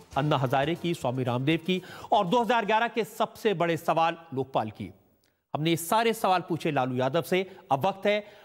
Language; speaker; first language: Hindi; native; Hindi